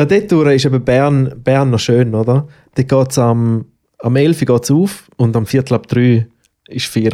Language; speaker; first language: German; native; German